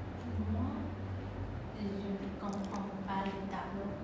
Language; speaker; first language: French; non-native, learner; Khmer